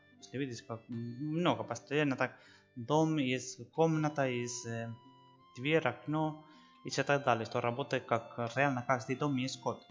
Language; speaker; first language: Russian; non-native, learner; Spanish